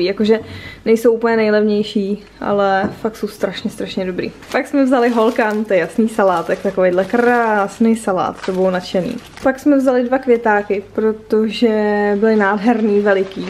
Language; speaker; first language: Czech; native; Czech